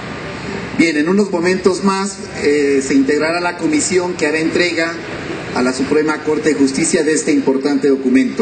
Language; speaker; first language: Spanish; native; Spanish